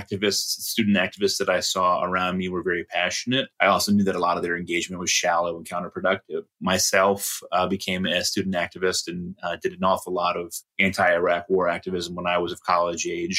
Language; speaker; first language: English; native; English